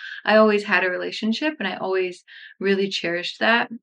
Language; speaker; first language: English; native; English